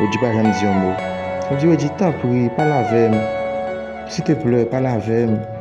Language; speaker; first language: French; non-native, learner; Haitian Creole